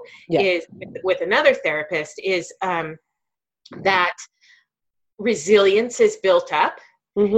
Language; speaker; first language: English; native; English